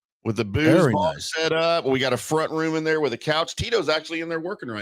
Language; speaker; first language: English; native; English